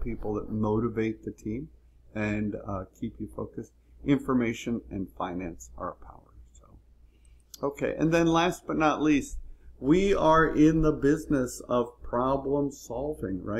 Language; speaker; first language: English; native; English